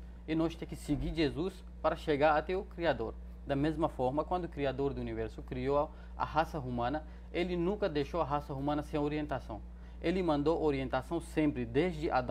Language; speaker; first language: Portuguese; non-native, fluent; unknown